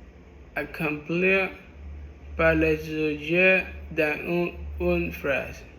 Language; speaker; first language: French; non-native, learner; Spanish